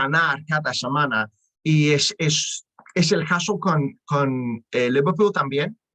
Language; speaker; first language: Spanish; non-native, learner; English